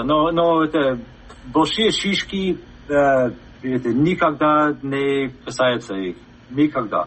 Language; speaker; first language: Russian; non-native, fluent; English